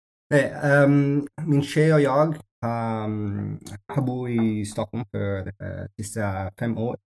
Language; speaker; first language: Swedish; non-native, learner; English